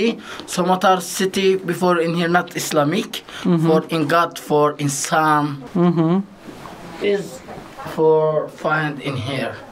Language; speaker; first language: English; non-native, learner; Arabic